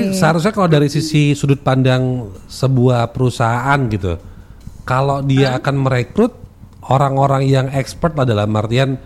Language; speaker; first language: Indonesian; native; Indonesian